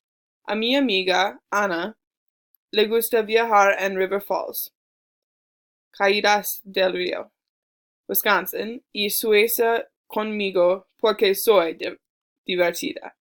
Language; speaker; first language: Spanish; non-native, learner; English